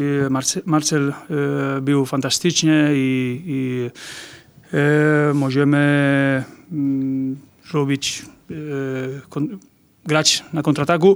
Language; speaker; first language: Polish; non-native, learner; Spanish